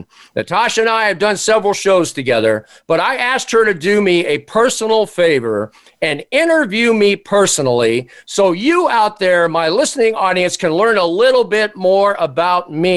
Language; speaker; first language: English; native; English